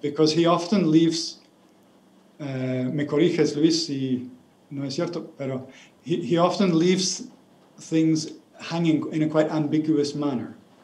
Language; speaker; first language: English; native; English